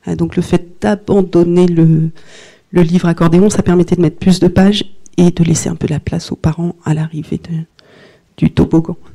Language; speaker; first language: French; native; French